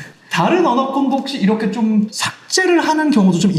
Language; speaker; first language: Korean; native; Korean